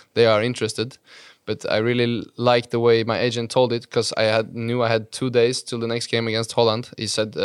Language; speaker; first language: English; non-native, fluent; Norwegian